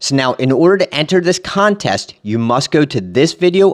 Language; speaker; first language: English; native; English